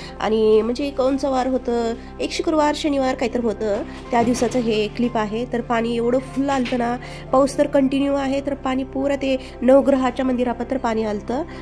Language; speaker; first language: Marathi; early bilingual, heritage; Marathi